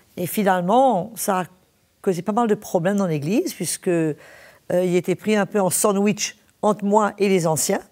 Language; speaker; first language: French; native; French